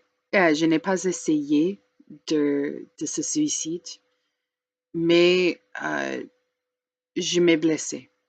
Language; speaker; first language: French; non-native, learner; English